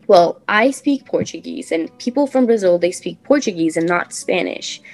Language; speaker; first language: English; non-native, fluent; Portuguese